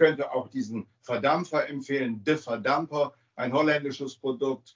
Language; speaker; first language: German; native; German